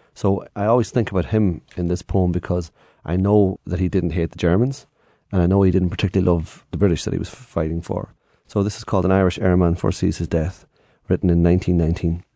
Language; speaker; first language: English; native; English